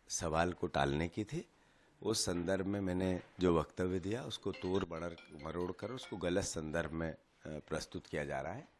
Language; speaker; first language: Hindi; native; Hindi